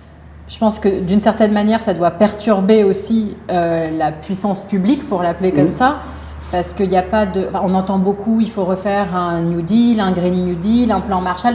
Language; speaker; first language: French; native; French